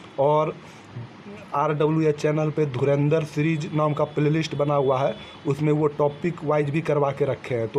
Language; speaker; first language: Hindi; native; Hindi